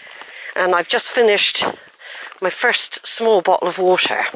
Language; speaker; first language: English; native; English